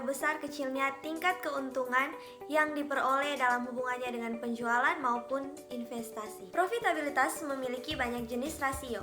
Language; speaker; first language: Indonesian; native; Indonesian